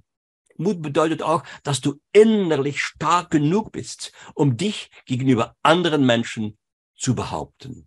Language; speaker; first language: German; non-native, fluent; French